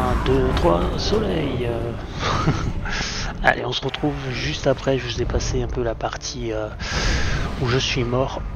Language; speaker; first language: French; native; French